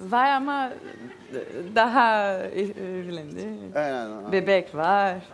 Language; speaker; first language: Turkish; non-native, learner; Portuguese